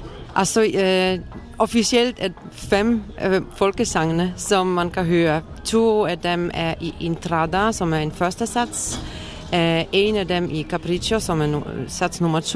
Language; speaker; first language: Danish; non-native, fluent; Polish